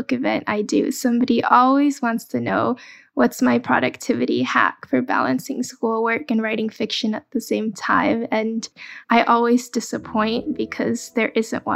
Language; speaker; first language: English; early bilingual, other home language; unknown